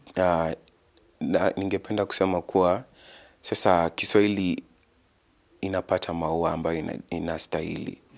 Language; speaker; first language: Swahili; non-native, local second language; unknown